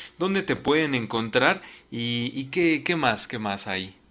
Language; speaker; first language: Spanish; native; Spanish